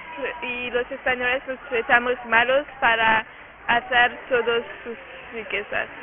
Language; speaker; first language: Spanish; non-native, learner; French